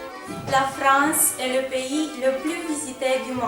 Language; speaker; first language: French; non-native, learner; Romanian